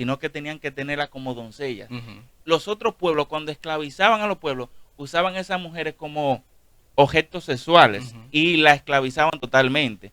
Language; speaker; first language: Spanish; native; Spanish